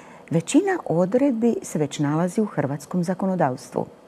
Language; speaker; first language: Serbian; native; Serbian